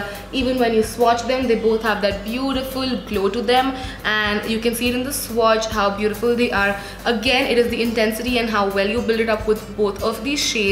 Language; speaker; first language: English; non-native, local second language; Hindi